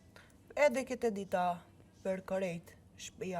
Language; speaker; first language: Albanian; early bilingual, heritage; Italian